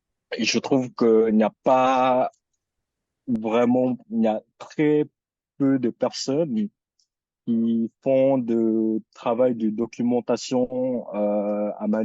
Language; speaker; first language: French; early bilingual, other home language; Filipino